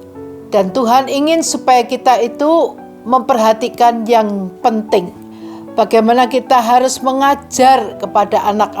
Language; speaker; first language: Indonesian; native; Indonesian